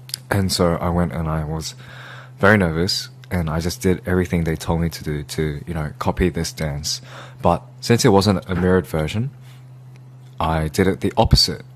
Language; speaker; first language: English; early bilingual, other home language; Korean